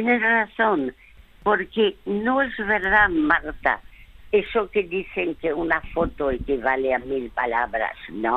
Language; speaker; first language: Spanish; non-native, fluent; French